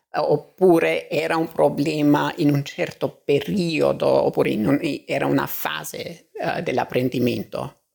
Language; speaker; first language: Italian; non-native, fluent; Albanian